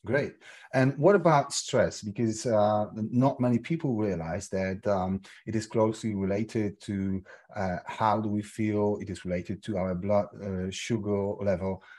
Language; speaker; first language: English; non-native, fluent; Polish